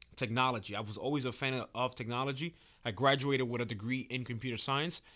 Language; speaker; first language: English; early bilingual, other home language; Spanish